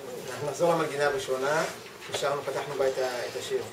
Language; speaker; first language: Hebrew; native; Hebrew